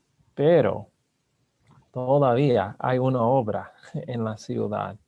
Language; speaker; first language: Spanish; non-native, learner; English